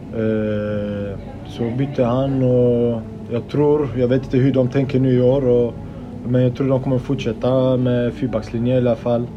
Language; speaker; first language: Swedish; early bilingual, other home language; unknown